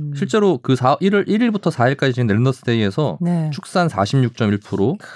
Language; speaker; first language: Korean; native; Korean